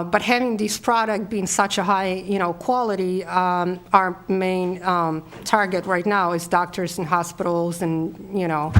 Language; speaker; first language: English; non-native, fluent; Polish